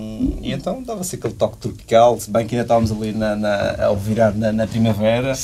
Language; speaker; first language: Portuguese; native; Portuguese